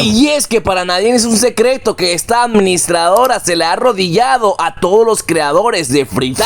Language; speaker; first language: Spanish; native; Spanish